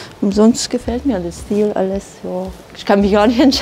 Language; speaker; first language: German; non-native, fluent; Hungarian